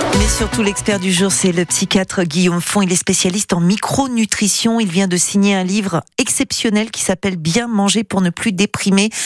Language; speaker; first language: French; native; French